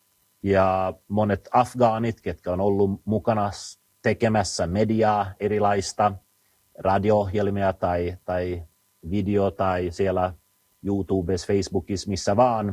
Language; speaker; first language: Finnish; non-native, fluent; Swedish